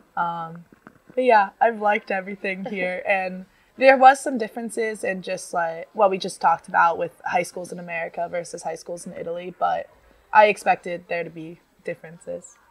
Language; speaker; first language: English; native; English